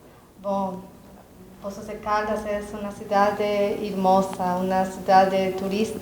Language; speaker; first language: Portuguese; non-native, learner; Spanish